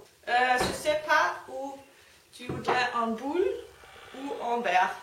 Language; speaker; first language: French; non-native, learner; Danish